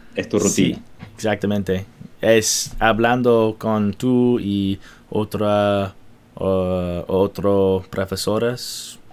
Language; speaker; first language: Spanish; non-native, learner; English